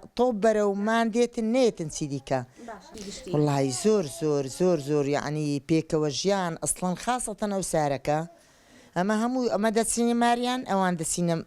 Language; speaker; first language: Central Kurdish; non-native, local second language; Assyrian Neo-Aramaic